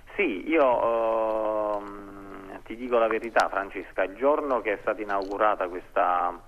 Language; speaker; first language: Italian; native; Italian